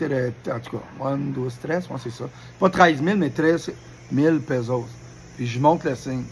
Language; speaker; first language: French; native; French